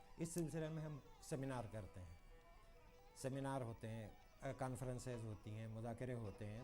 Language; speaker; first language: Urdu; native; Urdu